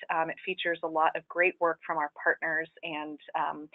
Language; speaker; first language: English; native; English